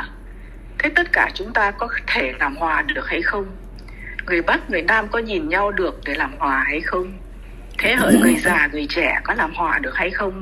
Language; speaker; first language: Vietnamese; native; Vietnamese